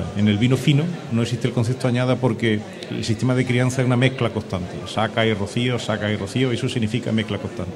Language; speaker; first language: Spanish; native; Spanish